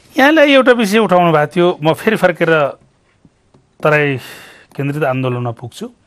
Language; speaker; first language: Nepali; native; Nepali